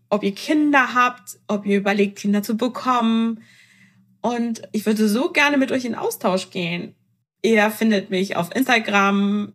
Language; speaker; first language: German; non-native, fluent; Persian